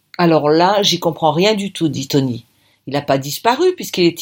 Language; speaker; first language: French; native; French